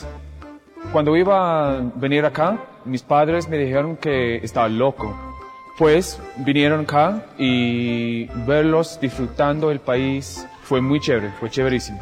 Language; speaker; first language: Spanish; non-native, fluent; English